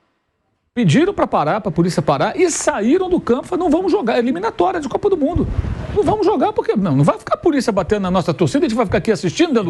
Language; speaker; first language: Portuguese; native; Portuguese